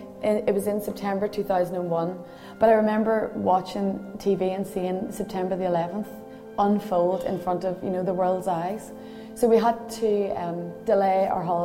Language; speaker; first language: English; native; English